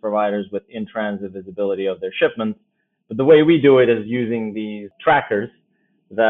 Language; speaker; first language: English; non-native, fluent; Albanian